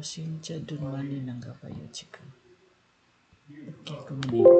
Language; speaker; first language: Korean; non-native, learner; Filipino